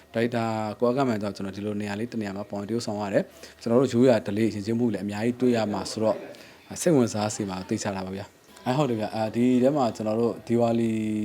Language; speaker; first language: Burmese; native; Burmese